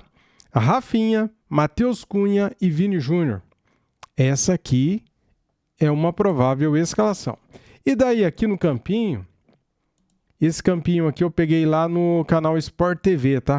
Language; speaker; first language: Portuguese; native; Portuguese